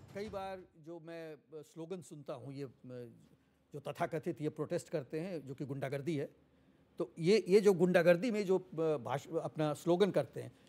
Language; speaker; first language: Hindi; native; Hindi